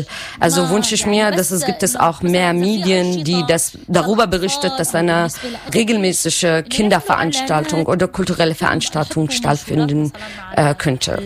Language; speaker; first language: German; non-native, learner; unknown